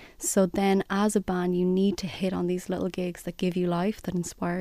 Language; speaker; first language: English; native; English